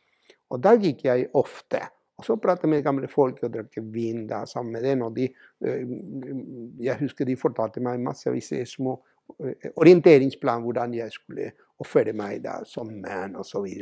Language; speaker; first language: Norwegian; non-native, fluent; Spanish